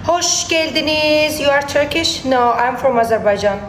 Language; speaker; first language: English; non-native, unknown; Azerbaijani